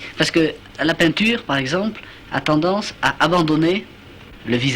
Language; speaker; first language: French; native; French